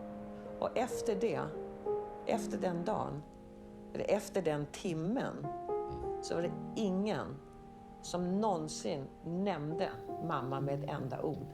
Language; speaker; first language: Swedish; native; Swedish